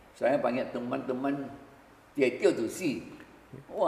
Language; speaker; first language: Indonesian; early bilingual, other home language; Min Nan Chinese